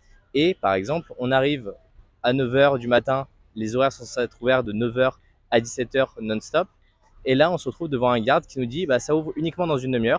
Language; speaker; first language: French; native; French